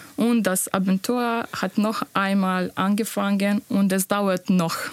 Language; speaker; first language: German; non-native, learner; Bosnian